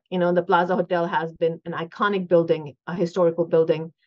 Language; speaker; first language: English; non-native, local second language; Hindi